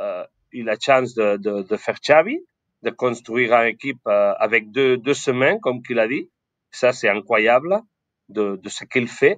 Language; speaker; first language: French; non-native, fluent; Spanish